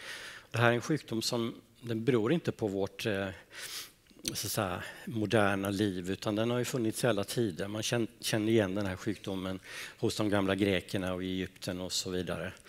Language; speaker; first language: Swedish; native; Swedish